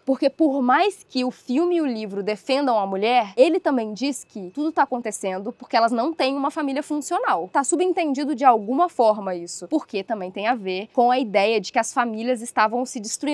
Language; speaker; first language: Portuguese; native; Portuguese